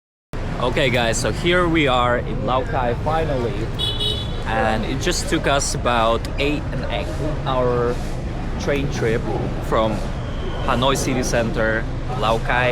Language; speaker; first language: English; non-native, fluent; Russian